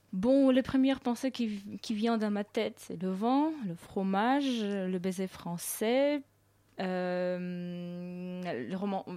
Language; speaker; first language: French; non-native, fluent; Russian